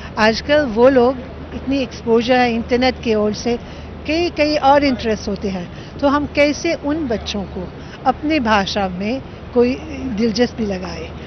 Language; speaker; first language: Hindi; early bilingual, heritage; Hindi